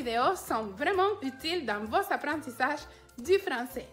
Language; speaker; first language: French; non-native, fluent; Spanish